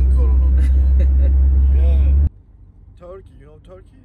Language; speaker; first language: English; non-native, learner; Turkish